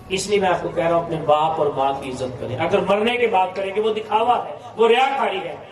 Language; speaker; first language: Urdu; non-native, local second language; Punjabi